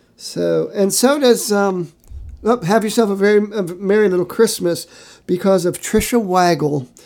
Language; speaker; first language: English; native; English